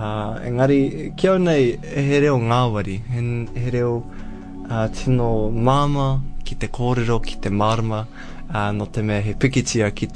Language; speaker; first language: Māori; non-native, local second language; English